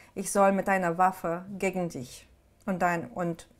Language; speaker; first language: German; non-native, fluent; Ukrainian